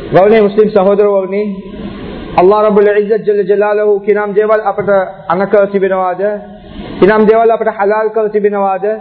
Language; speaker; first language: Sinhala; non-native, local second language; Tamil